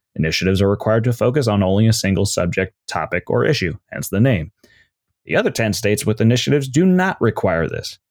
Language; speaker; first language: English; native; English